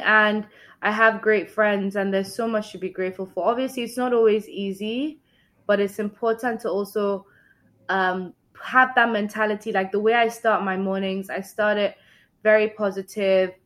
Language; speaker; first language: English; non-native, local second language; Yoruba